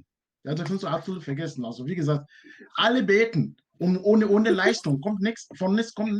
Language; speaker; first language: German; non-native, learner; Akan